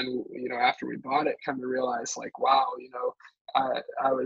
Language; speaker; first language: English; native; English